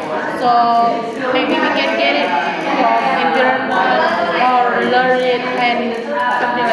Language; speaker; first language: English; non-native, learner; Indonesian